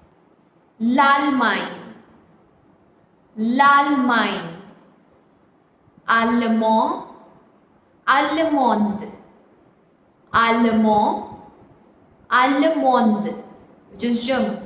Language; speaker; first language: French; non-native, fluent; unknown